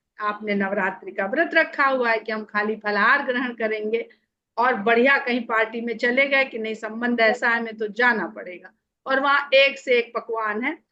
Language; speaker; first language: Hindi; native; Hindi